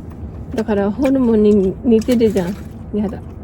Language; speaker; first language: Japanese; non-native, fluent; Filipino